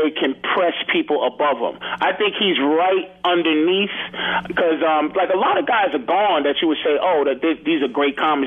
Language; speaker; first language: English; native; English